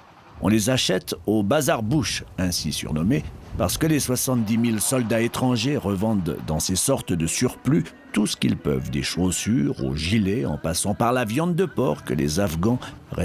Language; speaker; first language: French; native; French